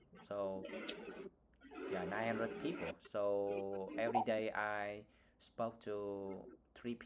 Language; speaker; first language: English; non-native, learner; Vietnamese